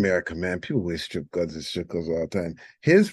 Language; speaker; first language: English; native; English